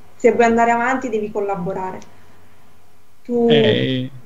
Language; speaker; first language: Italian; native; Italian